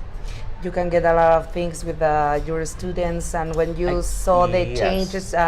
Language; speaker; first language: English; non-native, learner; Spanish